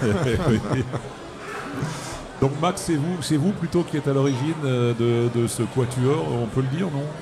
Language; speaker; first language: French; native; French